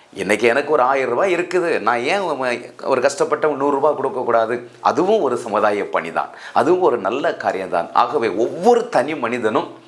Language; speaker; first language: Tamil; native; Tamil